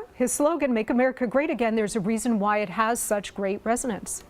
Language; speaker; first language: English; native; English